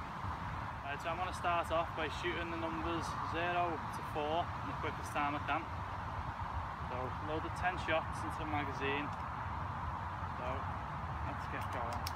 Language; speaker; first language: English; native; English